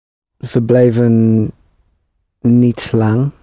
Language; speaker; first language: Dutch; non-native, learner; English